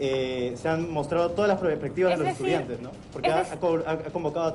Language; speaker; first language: Spanish; native; Spanish